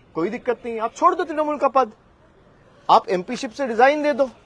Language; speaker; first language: Hindi; non-native, local second language; Bangla